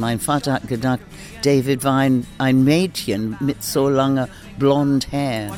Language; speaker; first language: German; non-native, learner; English